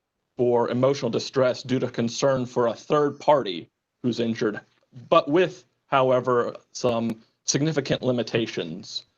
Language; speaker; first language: English; native; English